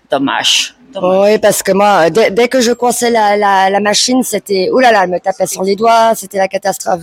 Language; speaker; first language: French; native; French